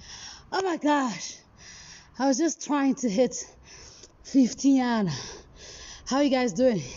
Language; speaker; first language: English; non-native, local second language; Northern Sotho